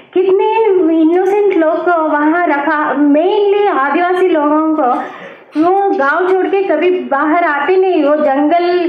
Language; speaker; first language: Hindi; non-native, local second language; Telugu